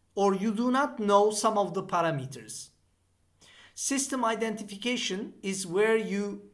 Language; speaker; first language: English; non-native, fluent; Turkish